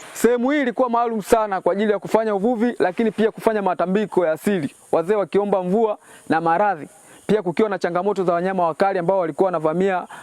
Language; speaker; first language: Swahili; non-native, local second language; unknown